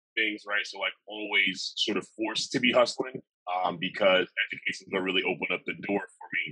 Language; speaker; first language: English; native; English